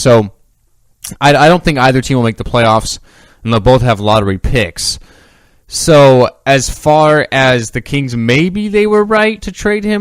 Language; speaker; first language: English; native; English